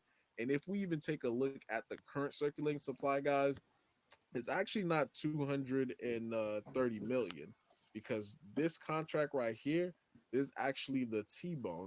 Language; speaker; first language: English; native; English